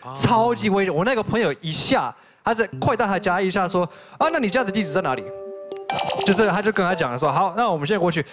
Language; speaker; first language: Chinese; non-native, fluent; English